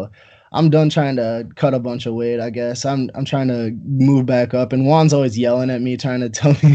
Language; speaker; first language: English; native; English